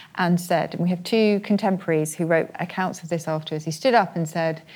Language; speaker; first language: English; native; English